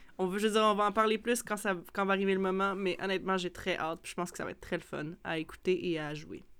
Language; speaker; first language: French; native; French